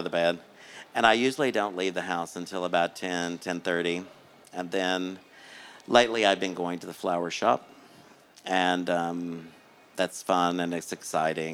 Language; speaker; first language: English; native; English